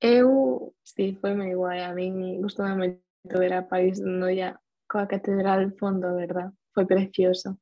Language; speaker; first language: Galician; non-native, local second language; Spanish